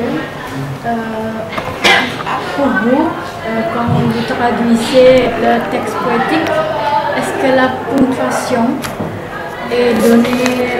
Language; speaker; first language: French; non-native, learner; Indonesian